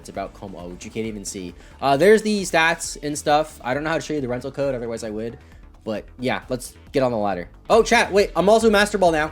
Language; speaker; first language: English; native; English